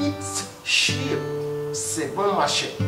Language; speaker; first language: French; non-native, fluent; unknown